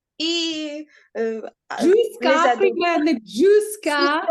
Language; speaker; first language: French; non-native, fluent; Ukrainian